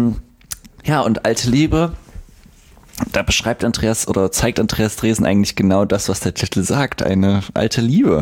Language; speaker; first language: German; native; German